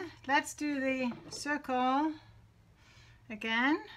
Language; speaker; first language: English; native; English